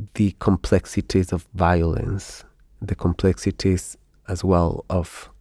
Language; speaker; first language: English; non-native, fluent; Spanish